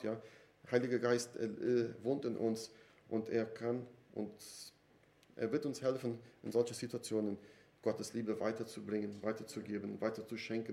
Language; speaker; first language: German; non-native, fluent; Portuguese